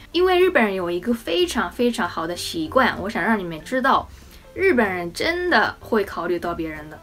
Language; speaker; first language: Chinese; non-native, fluent; Japanese